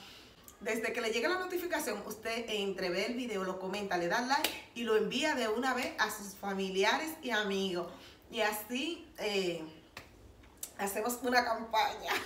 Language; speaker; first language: Spanish; native; Spanish